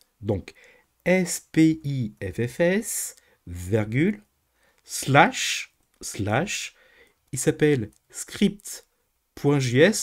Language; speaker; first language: French; native; French